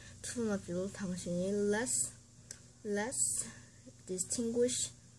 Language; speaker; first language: English; non-native, fluent; Korean